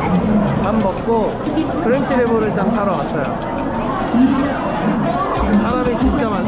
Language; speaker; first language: English; non-native, learner; Korean